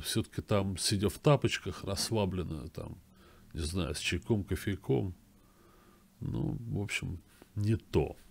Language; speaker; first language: Russian; native; Russian